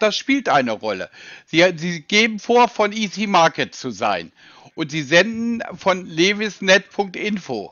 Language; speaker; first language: German; native; German